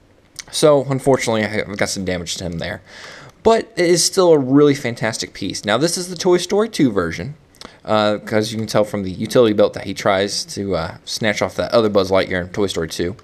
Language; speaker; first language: English; native; English